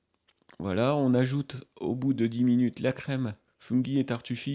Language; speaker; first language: French; native; French